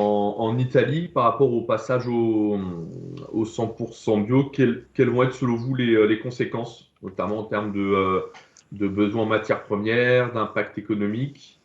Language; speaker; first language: French; native; French